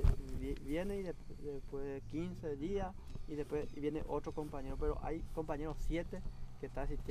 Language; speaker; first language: Spanish; non-native, local second language; Guarani